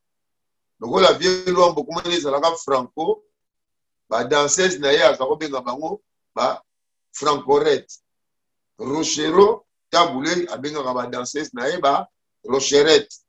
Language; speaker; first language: French; non-native, local second language; Lingala